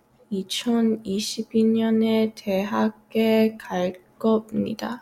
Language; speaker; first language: Korean; non-native, learner; English